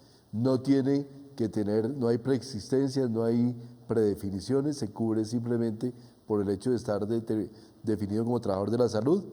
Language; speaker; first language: Spanish; native; Spanish